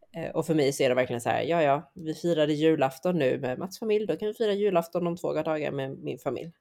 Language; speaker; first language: Swedish; native; Swedish